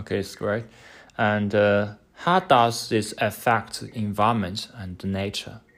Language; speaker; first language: English; non-native, learner; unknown